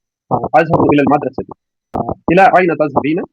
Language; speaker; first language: Arabic; non-native, learner; Urdu